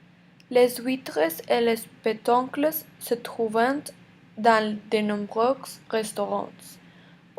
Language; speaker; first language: French; non-native, learner; Spanish